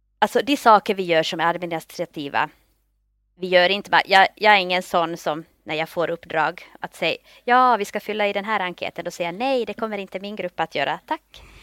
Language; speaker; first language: Swedish; native; Swedish